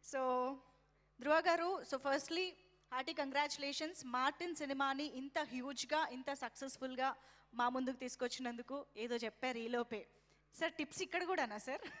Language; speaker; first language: Telugu; native; Telugu